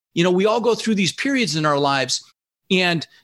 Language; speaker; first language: English; early bilingual, other home language; Dutch